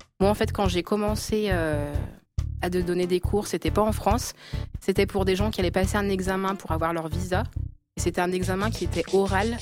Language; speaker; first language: French; native; French